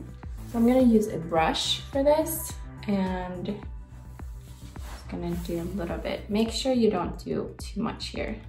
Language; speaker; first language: English; non-native, fluent; Swedish